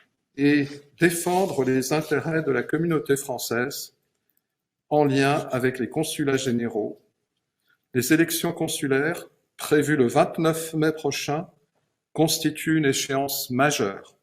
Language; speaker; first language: French; native; French